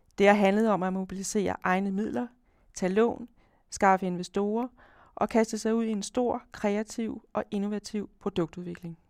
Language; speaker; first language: Danish; native; Danish